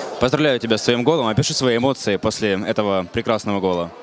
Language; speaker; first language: Russian; native; Russian